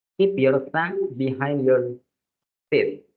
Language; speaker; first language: English; non-native, fluent; Indonesian